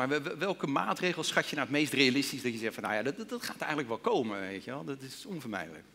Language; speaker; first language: Dutch; native; Dutch